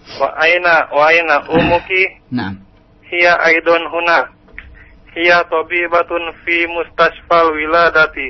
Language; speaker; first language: Arabic; non-native, learner; Indonesian